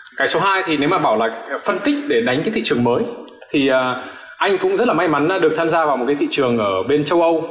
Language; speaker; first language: Vietnamese; early bilingual, heritage; Vietnamese